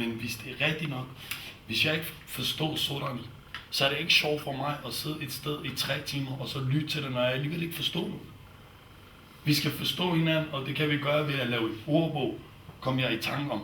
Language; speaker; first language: Danish; non-native, fluent; Kurdish